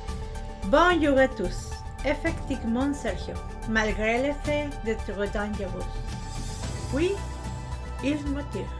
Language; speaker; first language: French; non-native, learner; Spanish